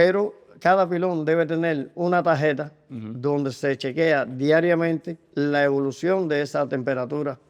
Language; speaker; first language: Spanish; native; Spanish